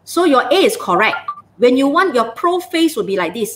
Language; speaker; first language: English; non-native, local second language; Malay